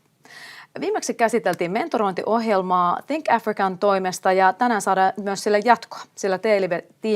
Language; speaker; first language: Finnish; native; Finnish